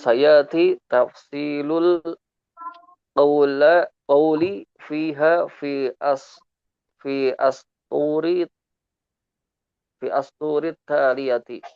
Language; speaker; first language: Arabic; non-native, learner; Indonesian